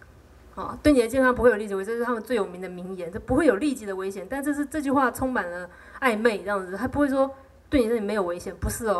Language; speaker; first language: Chinese; native; Chinese